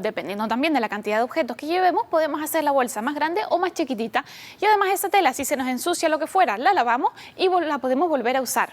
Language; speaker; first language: Spanish; native; Spanish